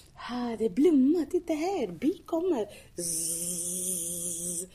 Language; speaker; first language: Swedish; non-native, learner; Malayalam